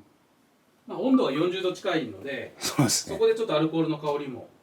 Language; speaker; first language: Japanese; native; Japanese